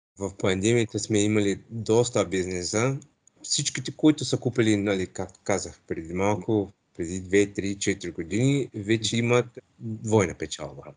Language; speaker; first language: Bulgarian; non-native, learner; English